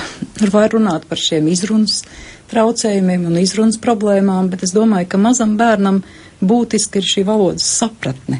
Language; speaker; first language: Latvian; native; Latvian